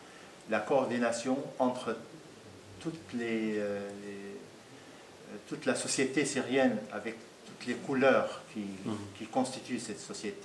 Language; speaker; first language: French; non-native, fluent; Arabic